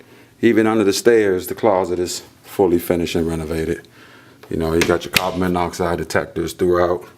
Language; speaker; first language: English; native; English